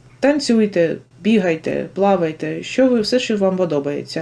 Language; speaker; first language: Ukrainian; native; Ukrainian